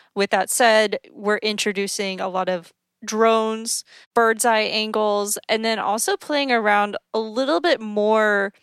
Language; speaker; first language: English; native; English